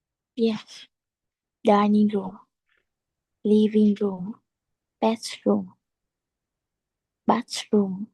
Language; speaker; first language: English; non-native, learner; Chinese